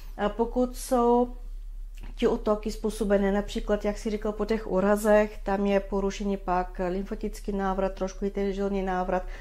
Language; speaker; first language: Czech; non-native, fluent; Bulgarian